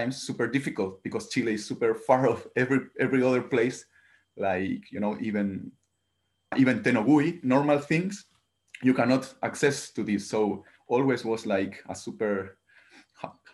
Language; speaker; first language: English; non-native, learner; Spanish